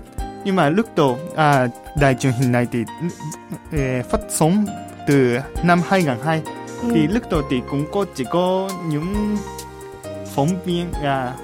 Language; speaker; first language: Vietnamese; non-native, fluent; Japanese